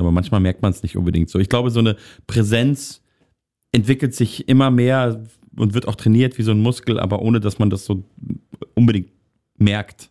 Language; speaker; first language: German; native; German